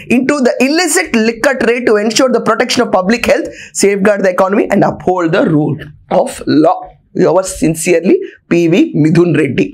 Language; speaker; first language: English; non-native, local second language; Telugu